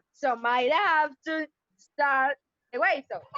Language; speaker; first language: English; non-native, learner; Spanish